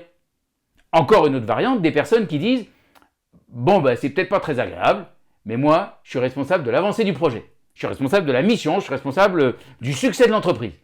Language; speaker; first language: French; native; French